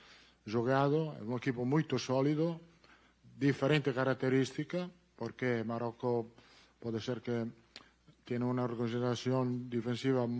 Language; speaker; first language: Portuguese; non-native, learner; Italian